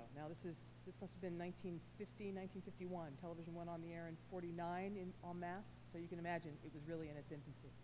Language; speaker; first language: English; native; English